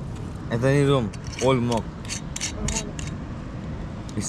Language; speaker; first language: Russian; non-native, learner; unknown